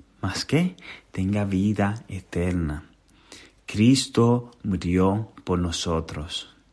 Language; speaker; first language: Spanish; native; Spanish